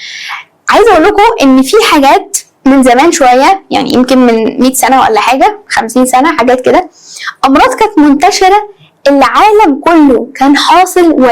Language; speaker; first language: Arabic; native; Arabic